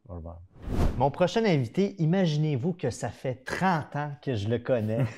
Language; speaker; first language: French; native; French